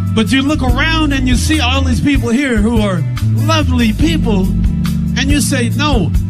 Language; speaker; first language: English; native; English